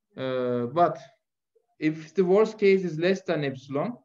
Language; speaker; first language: English; non-native, fluent; Turkish